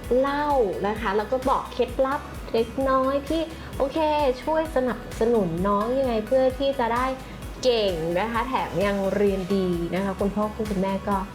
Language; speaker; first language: Thai; native; Thai